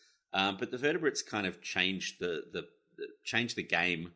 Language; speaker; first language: English; native; English